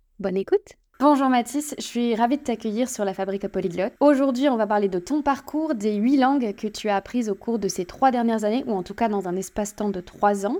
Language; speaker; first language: French; native; French